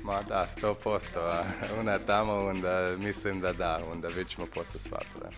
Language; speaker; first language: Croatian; early bilingual, heritage; English